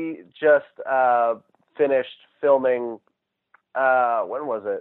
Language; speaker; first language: English; native; English